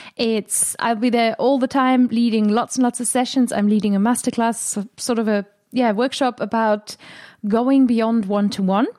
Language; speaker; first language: English; non-native, fluent; German